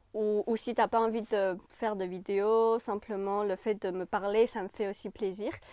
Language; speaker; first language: French; non-native, fluent; Chinese